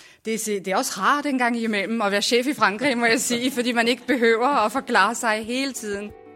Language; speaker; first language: Danish; non-native, fluent; French